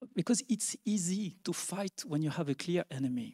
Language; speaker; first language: English; non-native, fluent; French